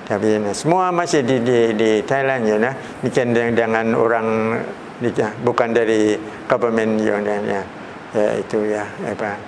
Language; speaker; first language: Indonesian; early bilingual, heritage; Thai